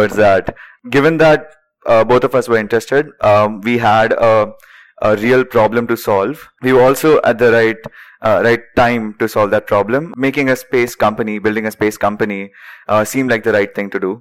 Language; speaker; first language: English; non-native, local second language; Marathi